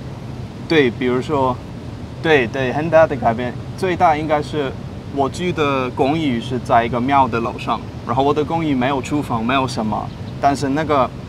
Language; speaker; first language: Chinese; non-native, fluent; English